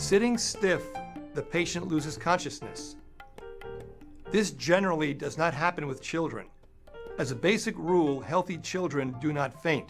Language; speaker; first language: English; native; English